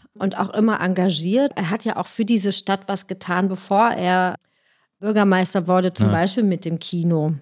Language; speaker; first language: German; native; German